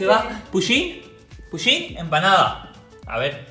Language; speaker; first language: Spanish; native; Spanish